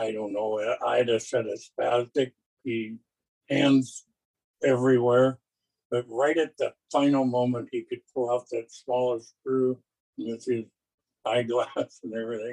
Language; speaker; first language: English; native; English